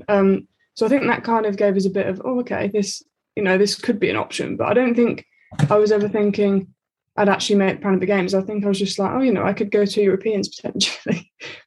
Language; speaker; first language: English; native; English